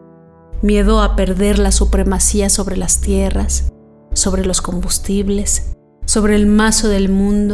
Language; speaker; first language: Spanish; native; Spanish